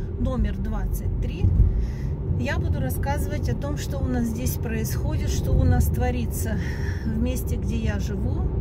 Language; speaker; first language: Russian; native; Russian